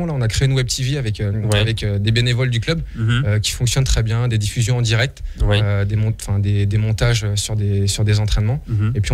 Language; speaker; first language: French; native; French